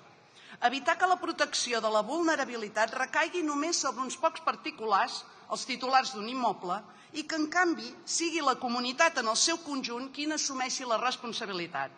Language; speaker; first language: Catalan; native; Catalan